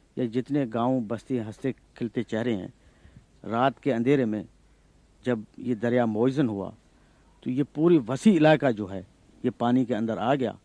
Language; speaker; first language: Urdu; non-native, local second language; Sindhi